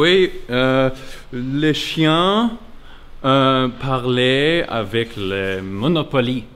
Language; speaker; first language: French; non-native, learner; English